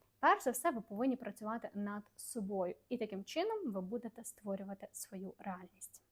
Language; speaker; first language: Ukrainian; non-native, local second language; Russian